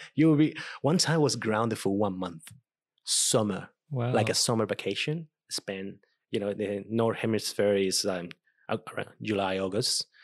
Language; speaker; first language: English; non-native, fluent; Spanish